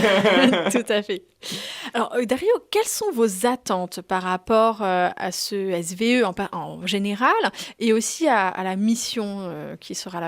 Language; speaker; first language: French; native; French